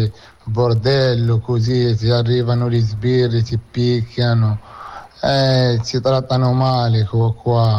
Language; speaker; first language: Italian; non-native, fluent; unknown